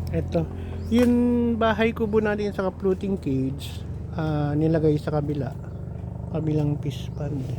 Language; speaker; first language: Filipino; non-native, local second language; Iloko